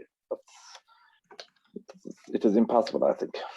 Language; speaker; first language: English; non-native, learner; Turkish